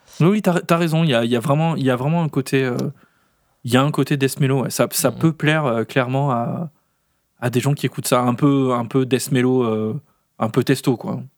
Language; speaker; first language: French; native; French